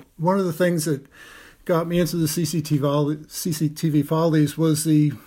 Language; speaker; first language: English; native; English